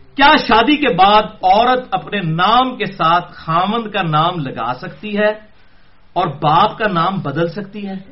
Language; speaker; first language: Urdu; non-native, local second language; Punjabi